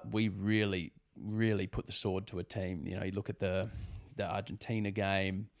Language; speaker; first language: English; native; English